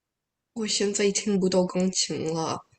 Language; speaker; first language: Chinese; early bilingual, other home language; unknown